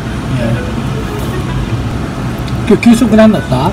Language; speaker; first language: Japanese; native; Japanese